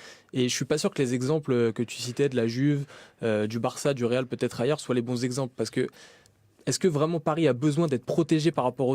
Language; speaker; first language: French; native; French